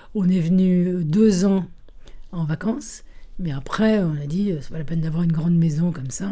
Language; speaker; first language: French; early bilingual, other home language; Italian